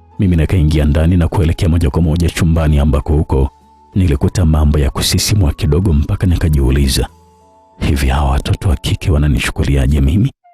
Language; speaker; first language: Swahili; native; Swahili